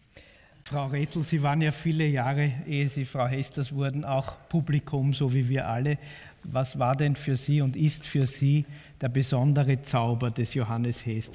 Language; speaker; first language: German; native; German